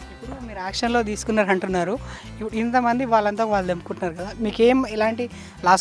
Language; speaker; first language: Telugu; native; Telugu